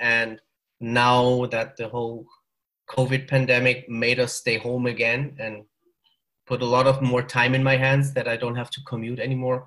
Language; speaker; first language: English; non-native, fluent; German